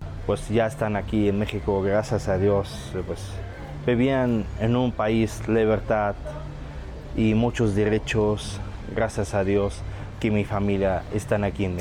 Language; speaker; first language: Spanish; non-native, fluent; Arabic